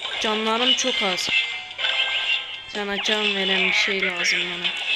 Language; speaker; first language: Turkish; native; Turkish